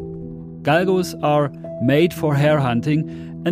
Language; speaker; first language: English; non-native, fluent; German